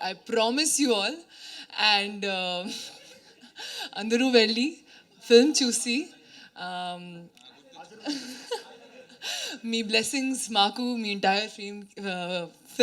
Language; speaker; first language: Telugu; non-native, learner; Hindi